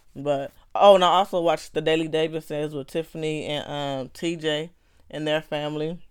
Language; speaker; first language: English; native; English